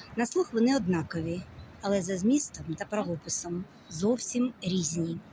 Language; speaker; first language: Ukrainian; non-native, local second language; Russian